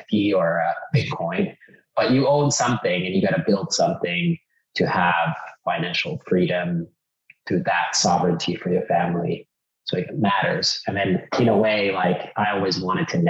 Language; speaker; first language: English; non-native, fluent; Finnish